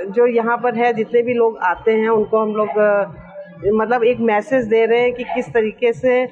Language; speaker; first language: Hindi; native; Hindi